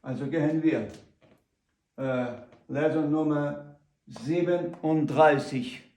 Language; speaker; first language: German; non-native, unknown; Ukrainian